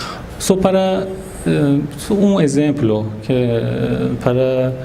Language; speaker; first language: Portuguese; non-native, fluent; Persian